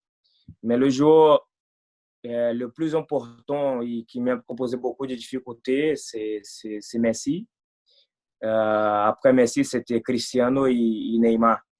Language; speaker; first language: French; non-native, fluent; Portuguese